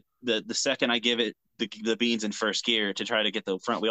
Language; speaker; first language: English; native; English